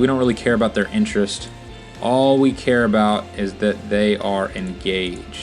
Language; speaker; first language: English; native; English